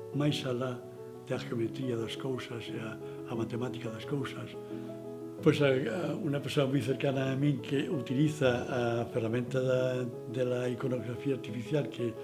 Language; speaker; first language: Galician; non-native, local second language; Spanish